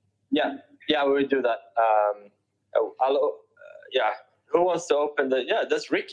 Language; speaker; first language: English; native; English